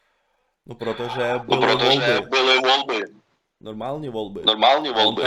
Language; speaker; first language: Czech; non-native, learner; Russian